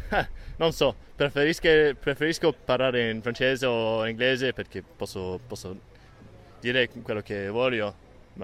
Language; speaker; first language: Italian; non-native, learner; English